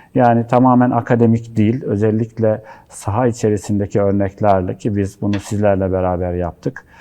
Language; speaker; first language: Turkish; native; Turkish